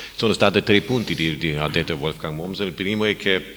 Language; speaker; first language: Italian; non-native, learner; German